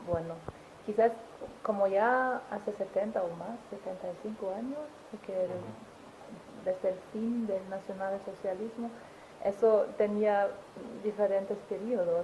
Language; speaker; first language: Spanish; non-native, fluent; German